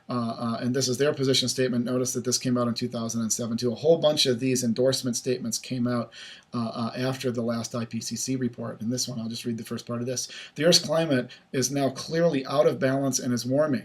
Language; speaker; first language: English; native; English